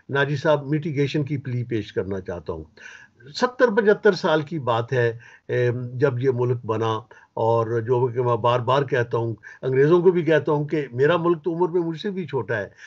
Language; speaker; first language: Urdu; native; Urdu